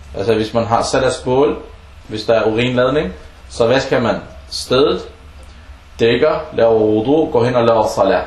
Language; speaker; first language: Danish; early bilingual, other home language; Arabic